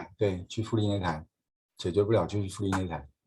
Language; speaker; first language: Chinese; native; Chinese